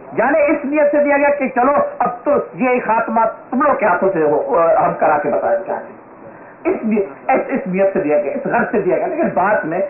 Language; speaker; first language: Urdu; non-native, local second language; Sindhi